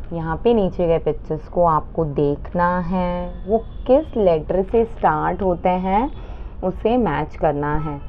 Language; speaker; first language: Hindi; non-native, local second language; Marathi